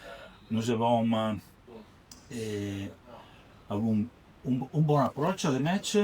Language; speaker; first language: French; non-native, learner; Italian